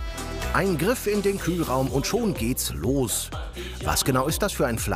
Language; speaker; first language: German; native; German